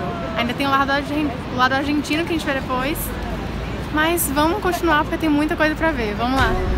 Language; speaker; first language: Portuguese; native; Portuguese